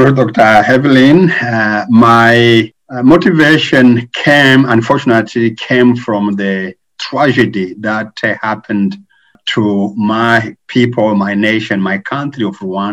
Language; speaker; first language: English; non-native, local second language; Kinyarwanda